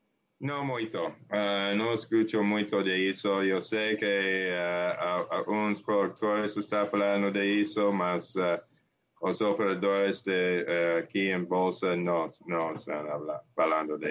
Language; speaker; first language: Portuguese; non-native, learner; English